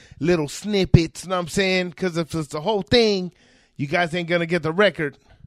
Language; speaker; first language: English; native; English